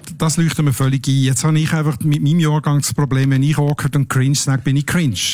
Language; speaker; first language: German; native; German